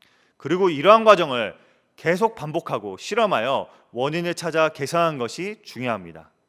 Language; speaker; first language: Korean; native; Korean